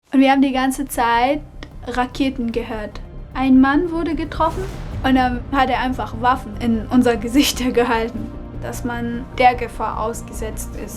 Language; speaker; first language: German; non-native, fluent; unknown